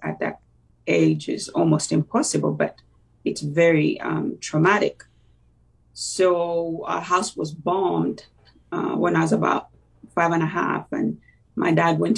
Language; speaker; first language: English; non-native, local second language; Ganda